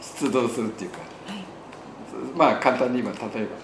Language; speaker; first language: Japanese; native; Japanese